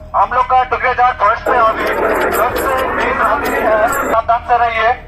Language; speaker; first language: Hindi; non-native, local second language; Bangla